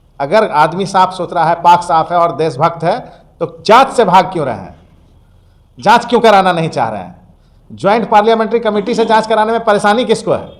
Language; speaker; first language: Hindi; native; Hindi